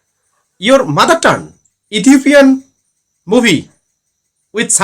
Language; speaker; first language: English; non-native, learner; Bangla